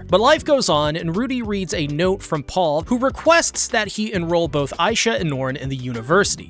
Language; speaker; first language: English; native; English